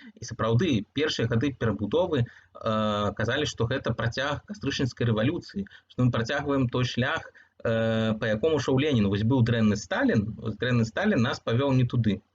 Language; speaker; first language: Belarusian; native; Belarusian